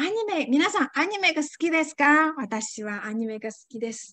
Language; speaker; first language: Japanese; non-native, fluent; Chinese